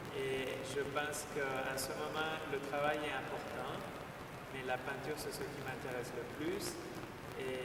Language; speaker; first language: French; non-native, fluent; Spanish